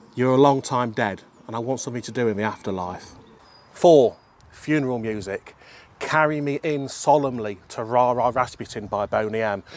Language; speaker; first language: English; native; English